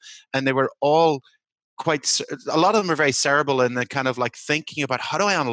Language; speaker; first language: English; native; English